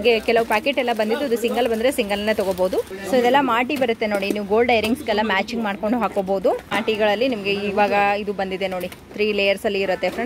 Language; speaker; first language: Kannada; native; Kannada